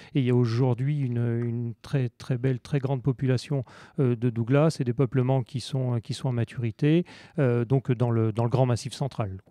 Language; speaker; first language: French; native; French